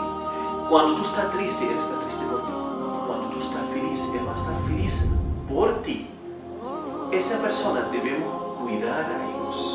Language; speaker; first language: Spanish; non-native, fluent; Arabic